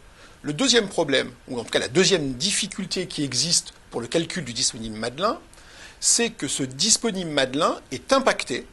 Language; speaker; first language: French; native; French